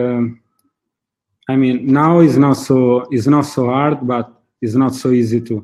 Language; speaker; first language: English; non-native, learner; Italian